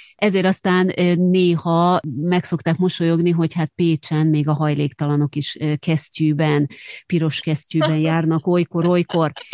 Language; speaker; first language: Hungarian; native; Hungarian